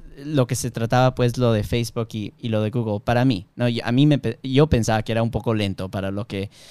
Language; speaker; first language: Spanish; early bilingual, heritage; Spanish